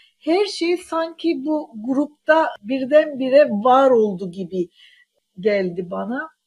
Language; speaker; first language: Turkish; non-native, local second language; Armenian